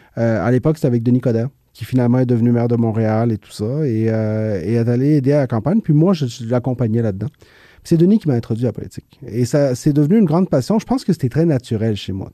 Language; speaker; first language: French; early bilingual, other home language; Spanish